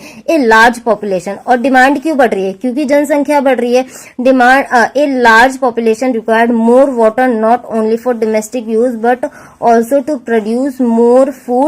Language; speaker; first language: Hindi; native; Hindi